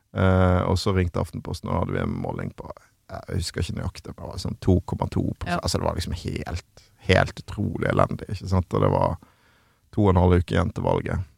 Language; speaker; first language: Norwegian; native; Norwegian